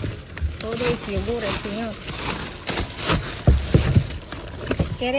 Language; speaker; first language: Spanish; non-native, learner; Filipino